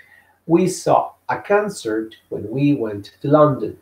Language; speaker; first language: English; non-native, fluent; Spanish